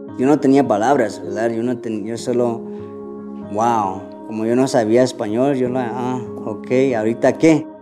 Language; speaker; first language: Spanish; early bilingual, heritage; Spanish